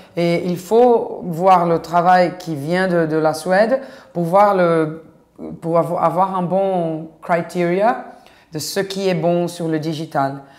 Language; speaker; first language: French; non-native, fluent; Portuguese